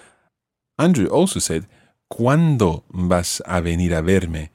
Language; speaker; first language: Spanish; non-native, fluent; English